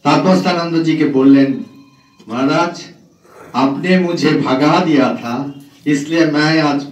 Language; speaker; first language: Hindi; non-native, local second language; Bangla